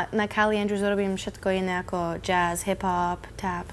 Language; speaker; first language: Slovak; early bilingual, heritage; Slovak